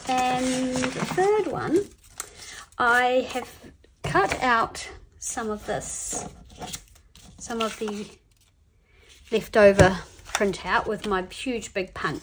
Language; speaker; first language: English; native; English